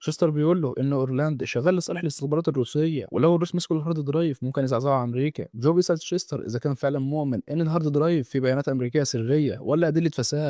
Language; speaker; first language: Arabic; native; Arabic